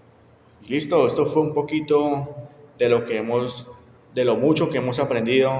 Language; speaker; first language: Spanish; native; Spanish